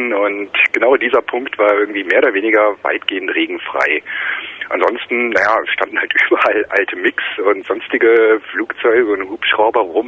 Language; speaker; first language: German; native; German